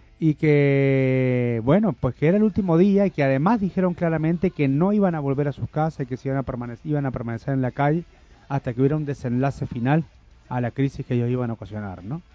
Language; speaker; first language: Spanish; native; Spanish